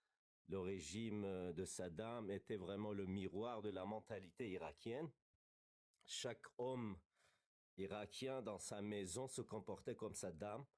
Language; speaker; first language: French; non-native, fluent; Kurdish